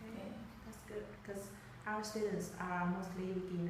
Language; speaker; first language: English; non-native, learner; Vietnamese